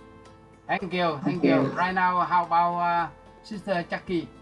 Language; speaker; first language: English; non-native, local second language; Vietnamese